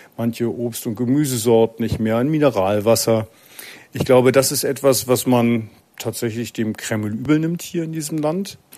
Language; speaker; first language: German; native; German